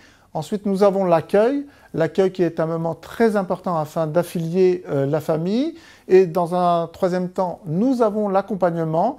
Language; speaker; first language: French; native; French